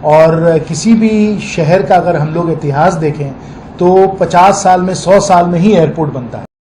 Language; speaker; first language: Hindi; native; Hindi